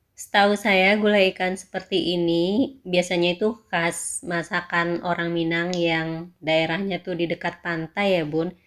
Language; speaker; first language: Indonesian; non-native, local second language; Minangkabau